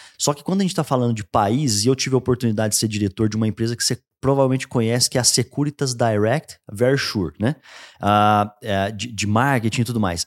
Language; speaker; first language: Portuguese; native; Portuguese